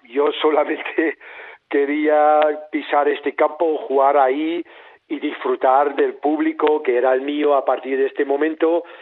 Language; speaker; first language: Spanish; non-native, fluent; German